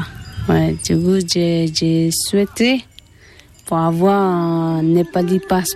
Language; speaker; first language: French; non-native, learner; Tibetan